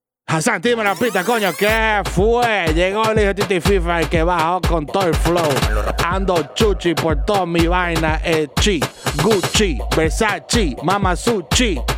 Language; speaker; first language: Spanish; early bilingual, heritage; Spanish